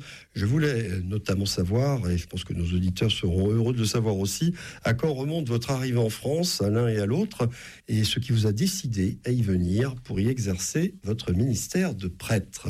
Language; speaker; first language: French; native; French